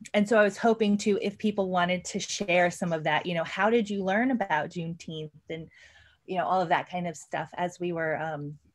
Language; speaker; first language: English; native; English